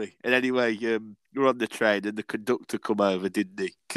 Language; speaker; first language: English; native; English